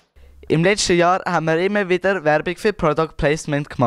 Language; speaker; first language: German; native; German